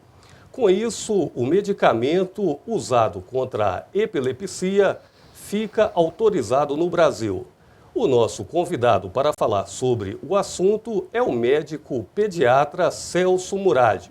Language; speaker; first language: Portuguese; native; Portuguese